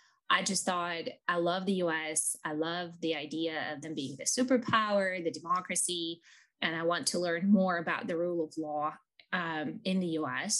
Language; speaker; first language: English; non-native, fluent; Ukrainian